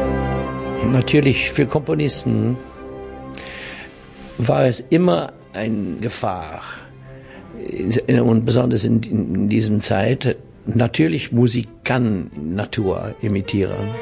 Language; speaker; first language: German; non-native, fluent; English